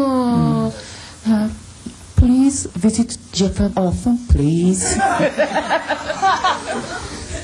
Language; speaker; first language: English; non-native, learner; Japanese